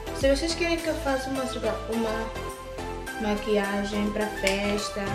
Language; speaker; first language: Portuguese; early bilingual, heritage; English